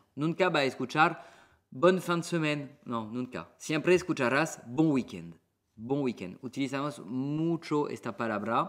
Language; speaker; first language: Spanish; non-native, fluent; French